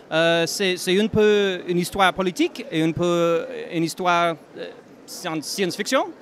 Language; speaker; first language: French; non-native, learner; English